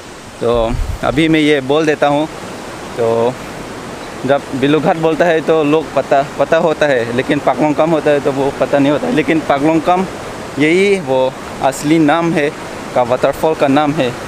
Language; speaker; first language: Hindi; non-native, local second language; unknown